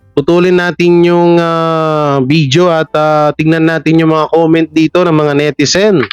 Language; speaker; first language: Filipino; native; Filipino